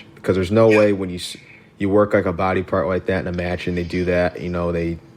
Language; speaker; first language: English; native; English